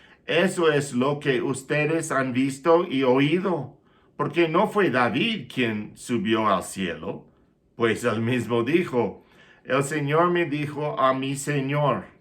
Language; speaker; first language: Spanish; non-native, fluent; English